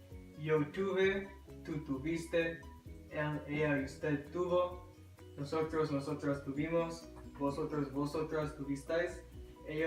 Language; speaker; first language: Spanish; non-native, learner; English